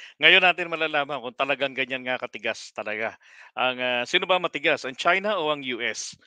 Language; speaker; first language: Filipino; native; Filipino